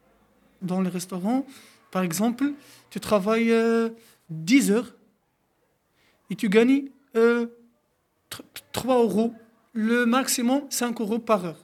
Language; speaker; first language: French; non-native, local second language; Arabic